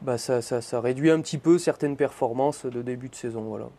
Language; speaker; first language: French; native; French